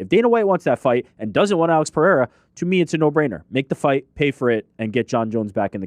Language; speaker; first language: English; native; English